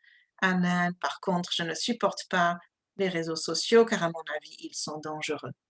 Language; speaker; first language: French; non-native, fluent; English